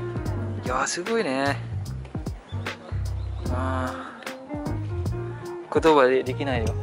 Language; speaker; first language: Japanese; non-native, fluent; Indonesian